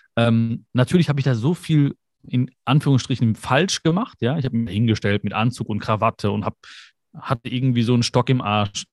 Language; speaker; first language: German; early bilingual, other home language; Malayalam